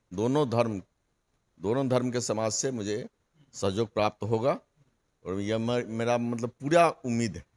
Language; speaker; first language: Hindi; native; Hindi